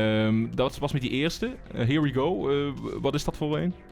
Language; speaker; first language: Dutch; native; Dutch